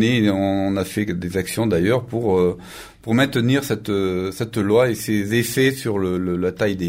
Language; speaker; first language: French; native; French